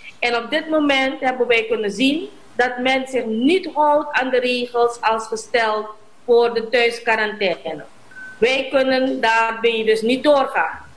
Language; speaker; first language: Dutch; native; Dutch